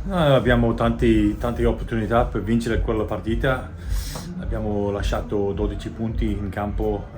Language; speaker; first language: Italian; non-native, learner; English